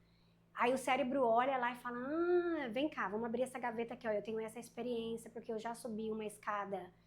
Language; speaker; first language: Portuguese; native; Portuguese